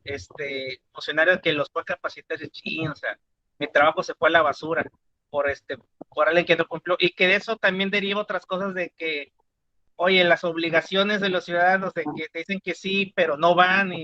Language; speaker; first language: Spanish; native; Spanish